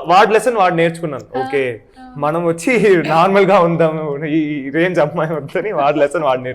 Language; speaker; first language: Telugu; non-native, local second language; Tamil